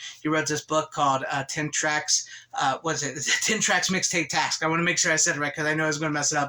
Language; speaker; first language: English; native; English